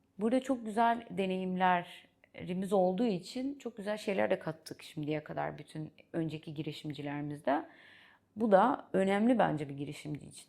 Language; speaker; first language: Turkish; early bilingual, heritage; Turkish